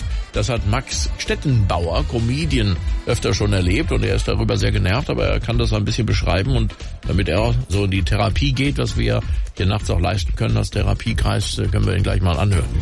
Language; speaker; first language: German; native; German